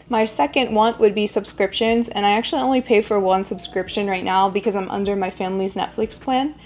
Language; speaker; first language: English; native; English